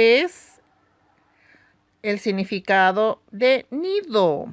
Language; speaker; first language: Spanish; non-native, local second language; Aymara